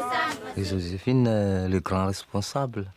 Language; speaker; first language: French; non-native, local second language; Malagasy